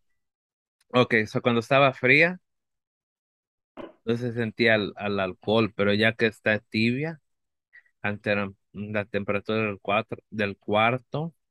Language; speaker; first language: Spanish; early bilingual, heritage; Spanish